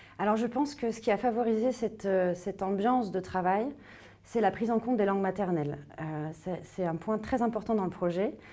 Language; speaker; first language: French; native; French